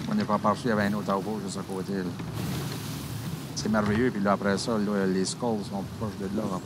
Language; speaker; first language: French; native; French